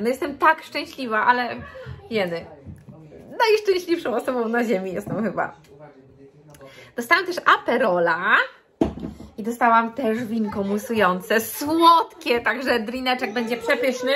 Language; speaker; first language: Polish; native; Polish